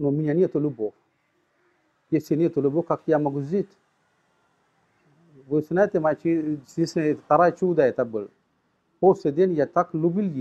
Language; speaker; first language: Russian; non-native, learner; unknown